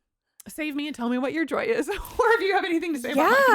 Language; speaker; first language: English; native; English